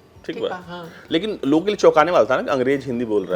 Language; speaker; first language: Hindi; native; Hindi